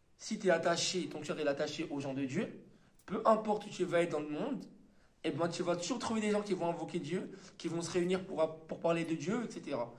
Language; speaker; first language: French; native; French